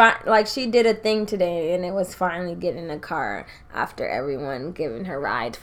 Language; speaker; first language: English; native; English